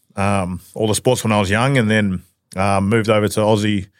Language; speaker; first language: English; native; English